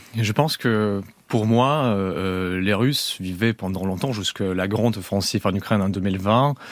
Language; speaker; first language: French; non-native, fluent; Russian